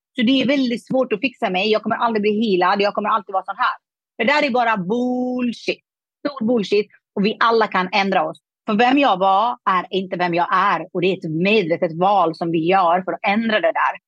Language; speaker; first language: Swedish; non-native, fluent; Persian